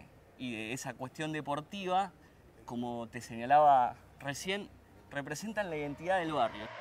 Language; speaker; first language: Spanish; native; Spanish